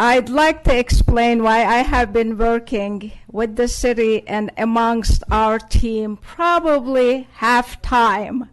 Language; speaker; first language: English; non-native, fluent; Turkish